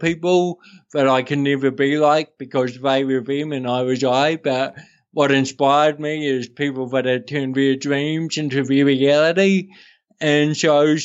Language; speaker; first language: English; native; English